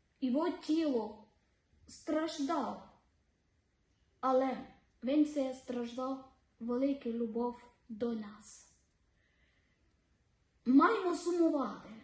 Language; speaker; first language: Ukrainian; non-native, learner; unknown